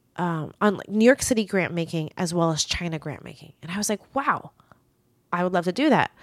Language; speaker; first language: English; early bilingual, other home language; Chinese